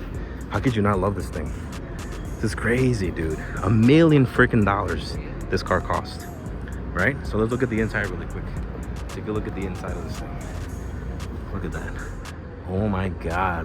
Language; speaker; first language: English; native; English